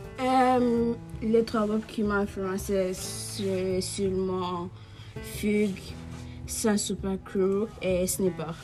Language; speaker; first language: French; non-native, learner; Norwegian